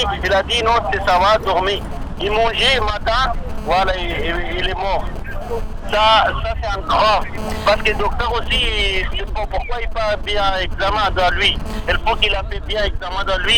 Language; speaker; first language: French; non-native, learner; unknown